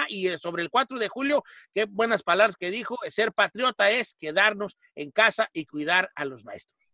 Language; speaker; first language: Spanish; native; Spanish